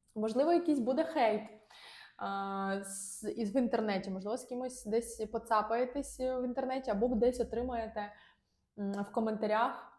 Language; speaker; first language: Ukrainian; non-native, local second language; Russian